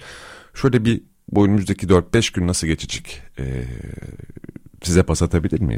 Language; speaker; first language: Turkish; native; Turkish